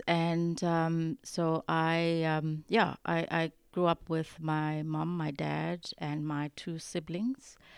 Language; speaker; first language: English; non-native, local second language; Xhosa